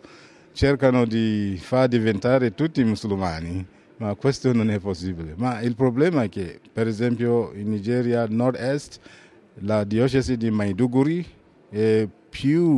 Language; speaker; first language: Italian; non-native, fluent; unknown